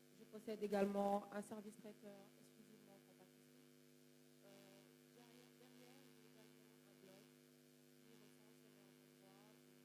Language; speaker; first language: French; native; French